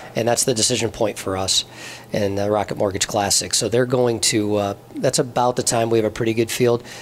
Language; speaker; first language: English; native; English